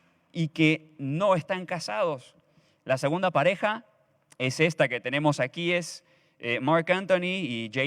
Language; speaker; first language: Spanish; native; Spanish